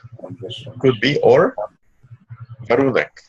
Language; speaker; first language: English; non-native, fluent; Polish